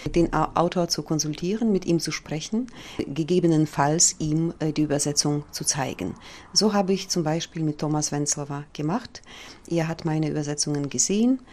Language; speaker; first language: German; non-native, fluent; Polish